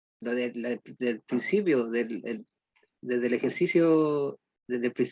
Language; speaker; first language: Spanish; native; Spanish